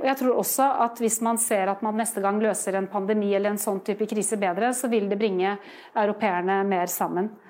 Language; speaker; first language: Norwegian; native; Norwegian